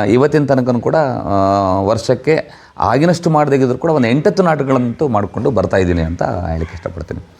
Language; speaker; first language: Kannada; non-native, local second language; Konkani